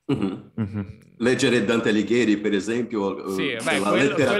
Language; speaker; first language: Italian; non-native, fluent; Portuguese